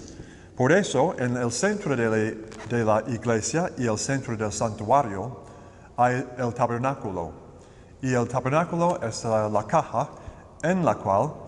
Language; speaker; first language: Spanish; non-native, learner; English